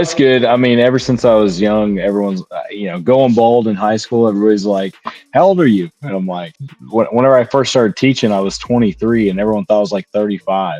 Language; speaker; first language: English; native; English